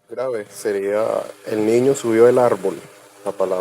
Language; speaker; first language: Spanish; native; Spanish